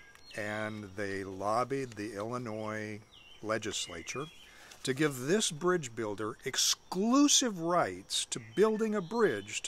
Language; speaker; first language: English; native; English